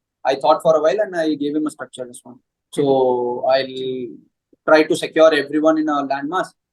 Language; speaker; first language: English; non-native, local second language; Hindi